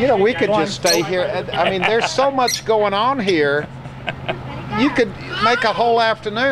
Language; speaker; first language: English; native; English